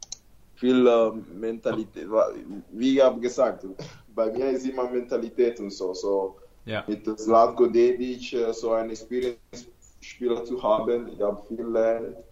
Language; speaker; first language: German; non-native, learner; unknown